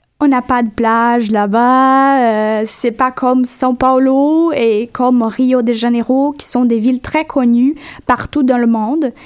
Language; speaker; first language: French; non-native, fluent; Portuguese